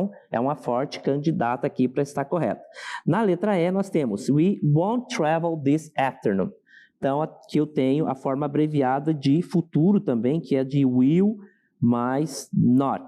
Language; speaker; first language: Portuguese; native; Portuguese